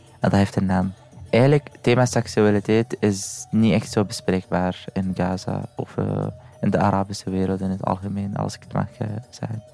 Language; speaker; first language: Dutch; non-native, fluent; Arabic